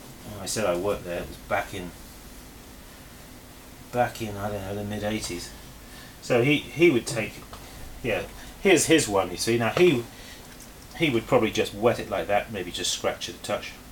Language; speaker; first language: English; native; English